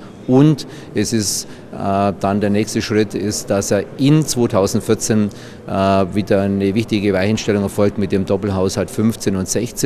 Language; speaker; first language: German; native; German